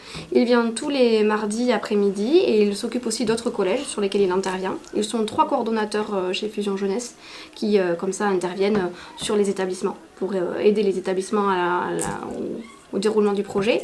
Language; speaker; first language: French; native; French